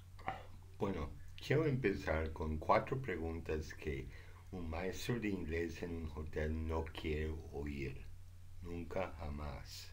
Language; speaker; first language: Spanish; non-native, fluent; English